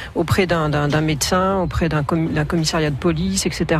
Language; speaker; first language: French; native; French